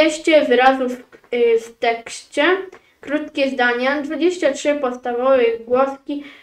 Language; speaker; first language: Polish; early bilingual, heritage; Polish